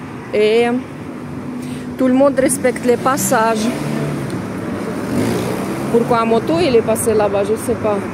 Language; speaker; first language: French; non-native, fluent; Russian